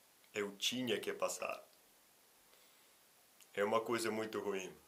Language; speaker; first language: Portuguese; non-native, fluent; Russian